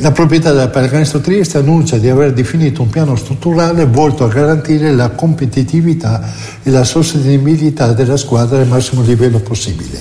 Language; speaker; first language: Italian; native; Italian